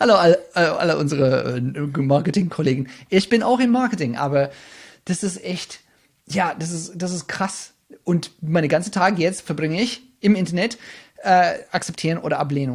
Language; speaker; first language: German; non-native, fluent; English